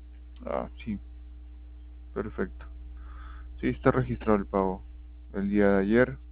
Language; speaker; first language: Spanish; native; Spanish